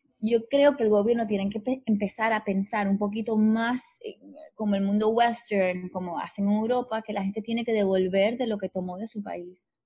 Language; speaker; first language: Spanish; native; Spanish